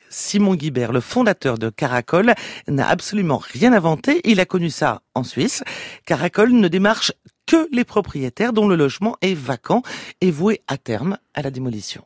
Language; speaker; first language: French; native; French